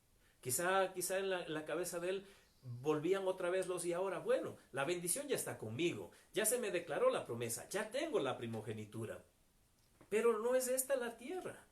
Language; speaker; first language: Spanish; native; Spanish